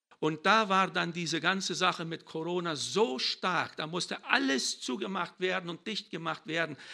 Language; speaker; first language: German; early bilingual, heritage; German